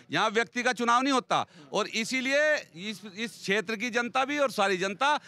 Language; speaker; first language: Hindi; native; Hindi